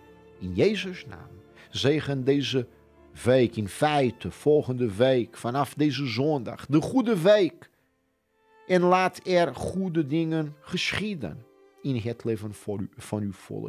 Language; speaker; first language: Dutch; non-native, fluent; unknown